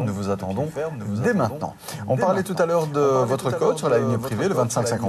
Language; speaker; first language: French; native; French